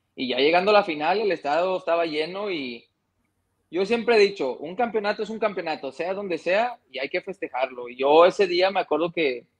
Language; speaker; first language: Spanish; early bilingual, heritage; Spanish